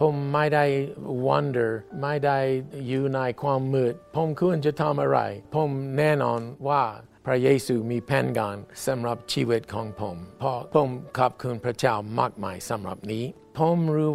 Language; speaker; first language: Thai; non-native, fluent; English